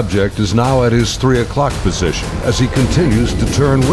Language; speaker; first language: English; native; English